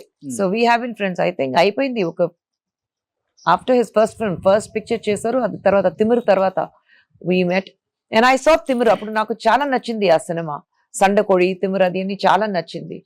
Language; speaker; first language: Telugu; non-native, local second language; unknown